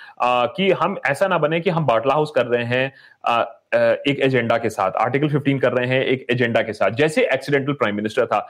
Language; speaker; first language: Hindi; native; Hindi